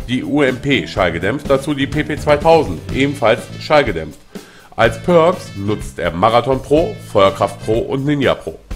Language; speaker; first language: German; native; German